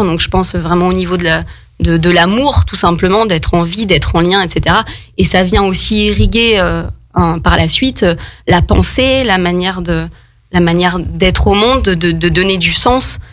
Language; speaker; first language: French; native; French